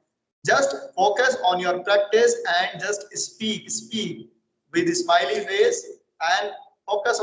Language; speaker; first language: English; non-native, local second language; Hindi